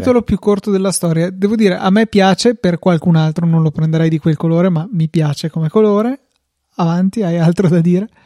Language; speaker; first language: Italian; native; Italian